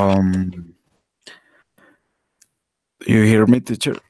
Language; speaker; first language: English; non-native, learner; Spanish